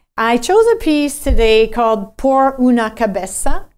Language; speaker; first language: English; non-native, fluent; French